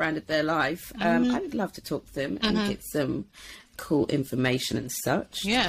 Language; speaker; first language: English; native; English